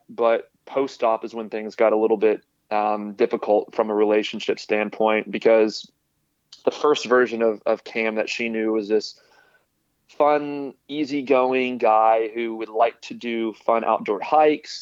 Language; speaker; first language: English; native; English